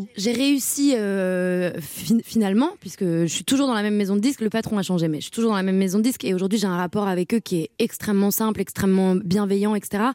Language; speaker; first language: French; native; French